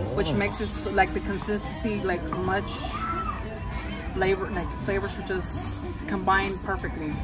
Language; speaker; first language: English; early bilingual, other home language; Spanish